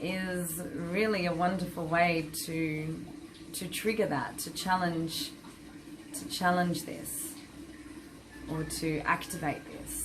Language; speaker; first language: English; native; English